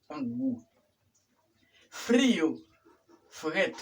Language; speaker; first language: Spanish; non-native, fluent; Haitian Creole